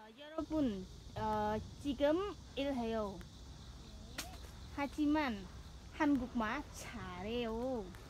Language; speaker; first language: Korean; non-native, learner; Khmer